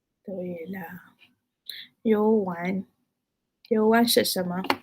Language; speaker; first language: Chinese; non-native, fluent; Malay